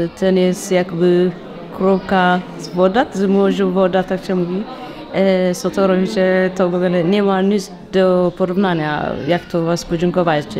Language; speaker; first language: Polish; non-native, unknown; Tigrinya